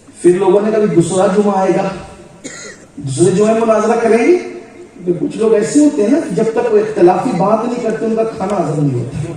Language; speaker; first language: Urdu; native; Urdu